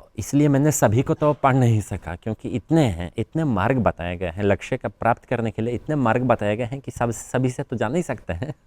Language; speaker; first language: Hindi; non-native, fluent; Polish